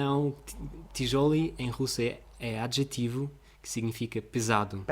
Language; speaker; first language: Portuguese; non-native, fluent; Russian